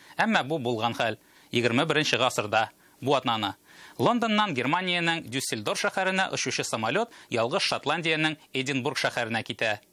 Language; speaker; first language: Tatar; native; Tatar